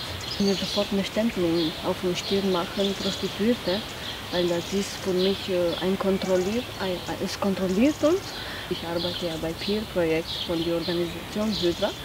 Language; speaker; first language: German; non-native, fluent; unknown